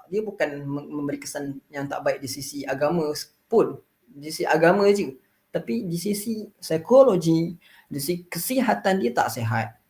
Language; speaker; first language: Malay; native; Malay